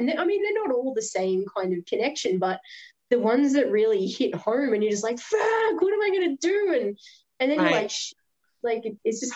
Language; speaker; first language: English; native; English